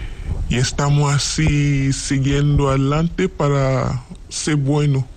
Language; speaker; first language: Spanish; non-native, learner; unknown